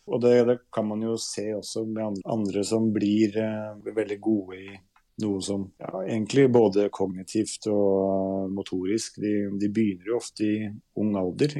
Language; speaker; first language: Norwegian; native; Norwegian